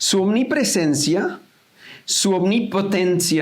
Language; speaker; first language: Spanish; native; Spanish